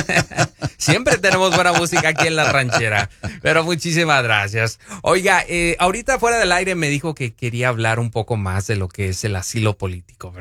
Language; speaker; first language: Spanish; native; Spanish